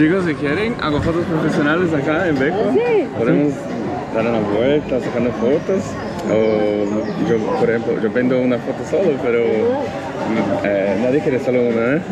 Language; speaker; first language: Spanish; non-native, fluent; Portuguese